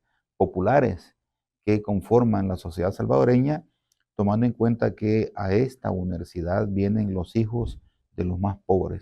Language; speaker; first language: Spanish; native; Spanish